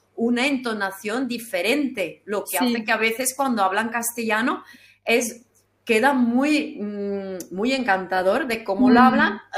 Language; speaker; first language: Spanish; non-native, fluent; German